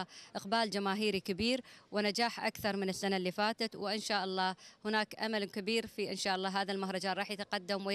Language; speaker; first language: Arabic; native; Arabic